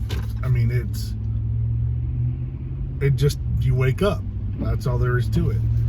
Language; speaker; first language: English; native; English